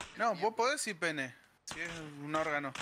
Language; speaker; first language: Spanish; native; Spanish